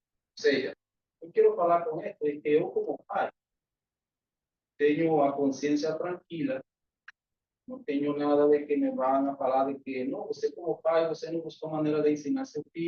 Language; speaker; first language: Portuguese; non-native, learner; Spanish